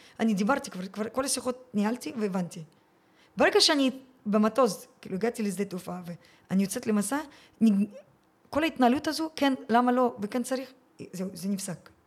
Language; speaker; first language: Hebrew; early bilingual, other home language; Russian